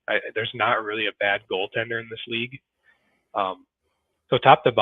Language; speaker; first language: English; native; English